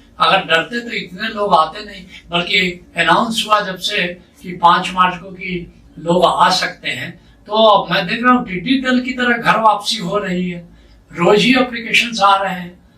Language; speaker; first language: Hindi; native; Hindi